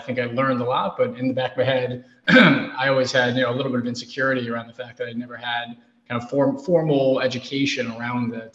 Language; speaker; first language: English; native; English